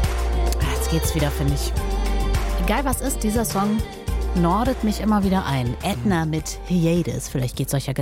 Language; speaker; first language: German; native; German